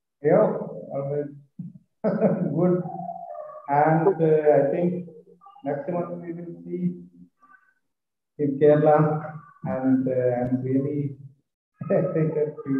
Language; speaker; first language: English; non-native, learner; Malayalam